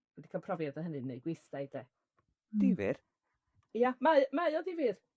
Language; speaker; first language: Welsh; native; Welsh